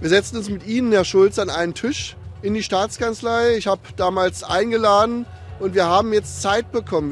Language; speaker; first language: German; native; German